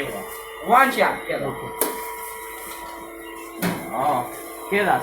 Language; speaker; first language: Arabic; non-native, learner; Filipino